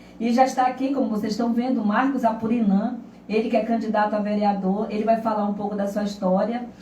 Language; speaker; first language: Portuguese; native; Portuguese